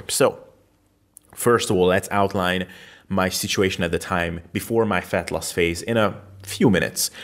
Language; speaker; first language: English; non-native, fluent; Hungarian